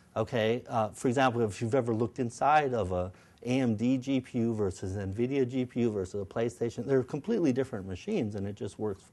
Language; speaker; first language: English; native; English